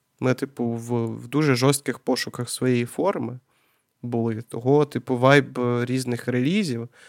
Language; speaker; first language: Ukrainian; non-native, local second language; Russian